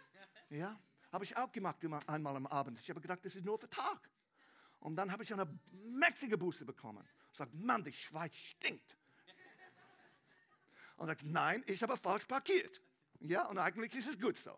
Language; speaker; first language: German; non-native, learner; English